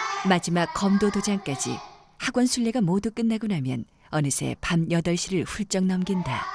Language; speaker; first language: Korean; native; Korean